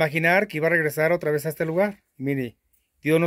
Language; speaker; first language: Spanish; native; Spanish